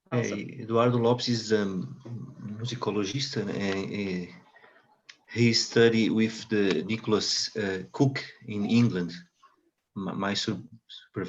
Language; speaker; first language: English; non-native, learner; Portuguese